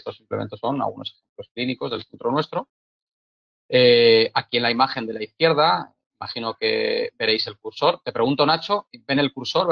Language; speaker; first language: Spanish; native; Spanish